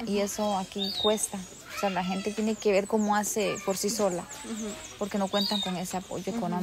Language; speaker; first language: Spanish; native; Spanish